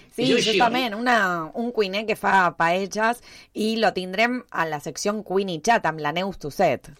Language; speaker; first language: Catalan; early bilingual, heritage; Spanish